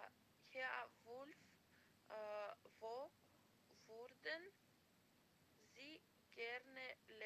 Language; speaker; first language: German; non-native, learner; Macedonian